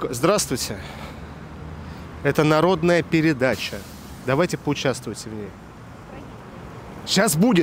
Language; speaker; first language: Russian; native; Russian